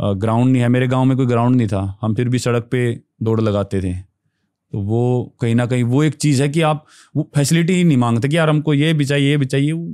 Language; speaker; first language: Hindi; native; Hindi